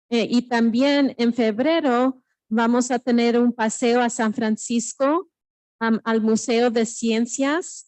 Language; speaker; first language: Spanish; early bilingual, heritage; Spanish